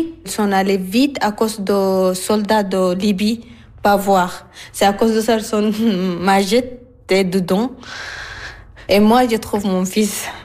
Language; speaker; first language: French; non-native, learner; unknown